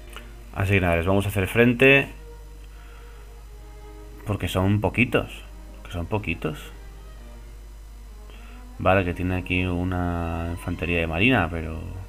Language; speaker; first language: Spanish; native; Spanish